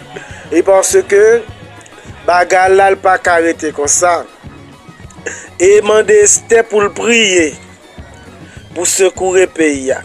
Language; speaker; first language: French; non-native, local second language; Haitian Creole